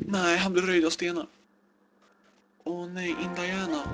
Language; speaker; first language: Swedish; native; Swedish